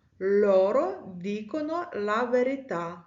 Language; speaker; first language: Italian; non-native, fluent; Ukrainian